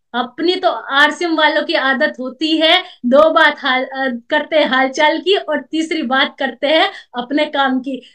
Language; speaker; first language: Hindi; native; Hindi